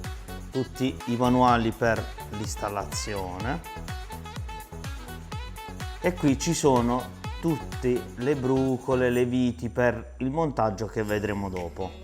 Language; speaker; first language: Italian; native; Italian